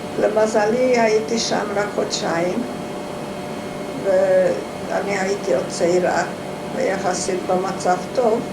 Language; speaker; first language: Hebrew; non-native, fluent; Hungarian